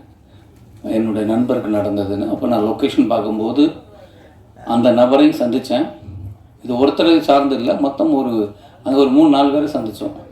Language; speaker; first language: Tamil; native; Tamil